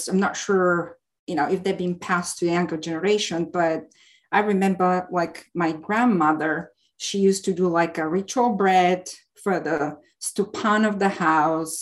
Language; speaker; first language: English; non-native, fluent; Bulgarian